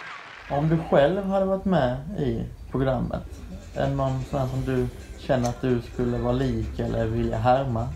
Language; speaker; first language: Swedish; native; Swedish